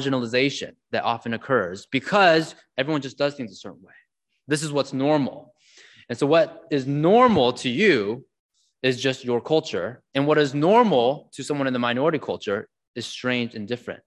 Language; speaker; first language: English; native; English